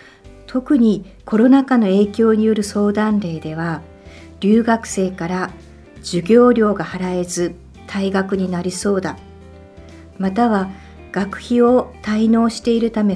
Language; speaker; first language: Japanese; native; Japanese